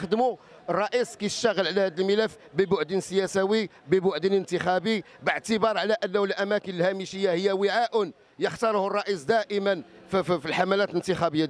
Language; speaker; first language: Arabic; native; Arabic